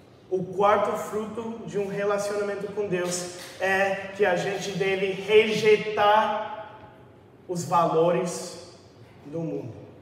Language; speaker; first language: Portuguese; non-native, fluent; English